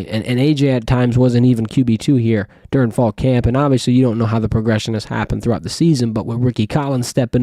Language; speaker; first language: English; native; English